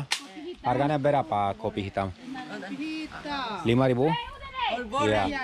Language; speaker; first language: Indonesian; non-native, learner; Romanian